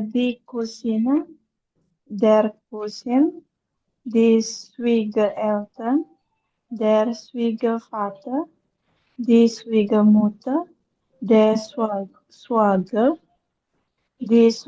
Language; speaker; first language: German; non-native, learner; Indonesian